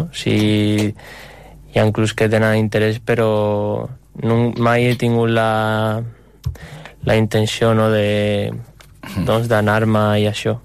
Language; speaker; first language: Catalan; non-native, local second language; Spanish